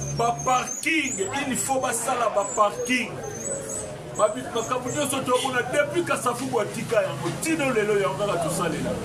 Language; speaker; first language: Lingala; non-native, local second language; Kongo